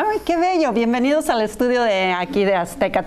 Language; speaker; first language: Spanish; native; Spanish